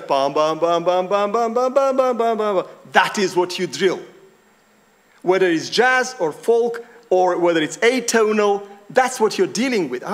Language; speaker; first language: English; non-native, fluent; Macedonian